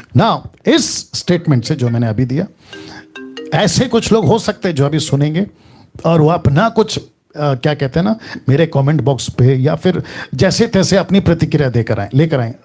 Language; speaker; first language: Hindi; native; Hindi